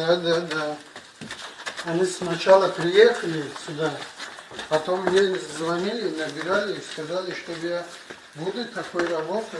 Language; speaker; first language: Russian; non-native, learner; Tajik